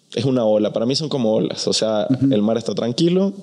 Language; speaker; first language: Spanish; native; Spanish